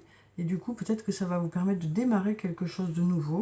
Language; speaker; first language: French; native; French